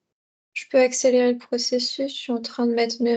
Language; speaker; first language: French; native; French